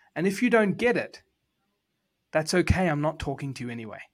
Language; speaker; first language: English; native; English